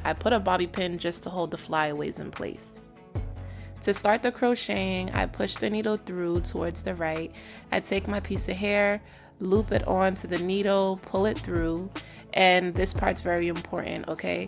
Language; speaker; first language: English; native; English